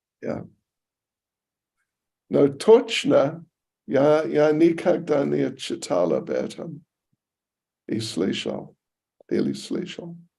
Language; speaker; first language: Russian; non-native, learner; English